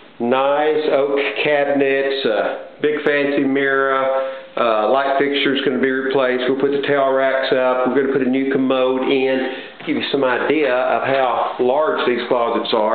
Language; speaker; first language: English; native; English